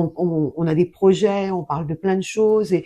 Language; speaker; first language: French; native; French